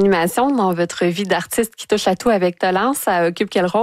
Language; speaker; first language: French; native; French